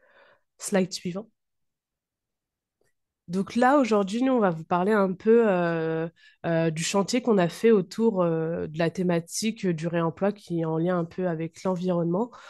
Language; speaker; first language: French; native; French